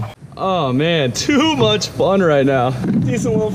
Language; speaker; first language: English; native; English